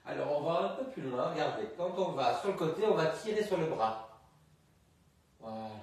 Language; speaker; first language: French; native; French